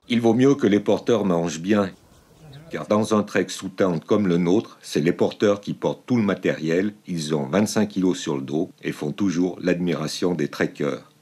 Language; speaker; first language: French; native; French